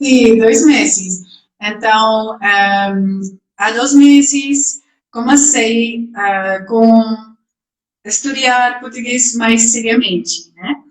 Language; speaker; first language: Portuguese; non-native, learner; Dutch